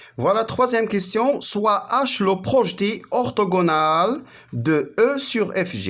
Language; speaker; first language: French; non-native, local second language; Arabic